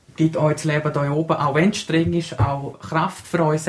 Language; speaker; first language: German; native; German